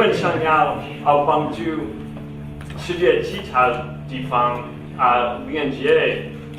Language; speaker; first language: Chinese; non-native, learner; English